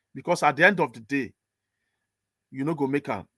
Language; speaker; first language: English; non-native, local second language; Igbo